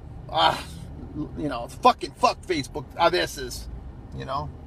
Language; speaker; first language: English; early bilingual, other home language; Spanish